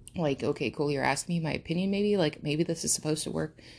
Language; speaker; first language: English; early bilingual, other home language; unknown